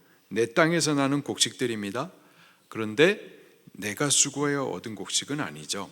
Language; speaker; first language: Korean; native; Korean